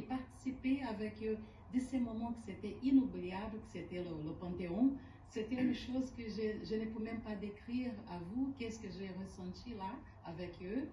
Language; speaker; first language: French; non-native, fluent; Portuguese